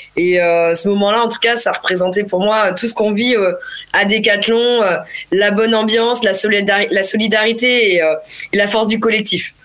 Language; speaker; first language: French; native; French